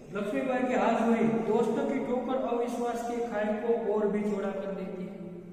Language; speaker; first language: Hindi; non-native, local second language; Gujarati